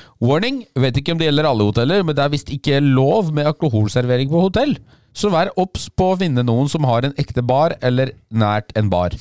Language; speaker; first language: Norwegian; early bilingual, other home language; Polish